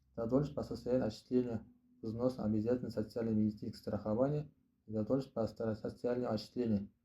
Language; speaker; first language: Russian; non-native, local second language; Kazakh